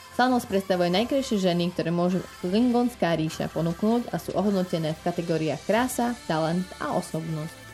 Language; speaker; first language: Slovak; native; Slovak